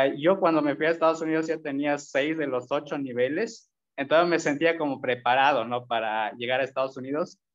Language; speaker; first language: Spanish; non-native, local second language; Zapotec